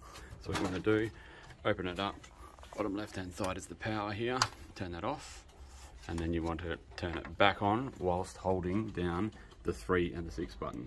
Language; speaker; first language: English; native; English